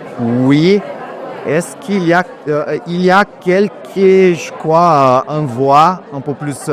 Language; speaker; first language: French; non-native, fluent; Portuguese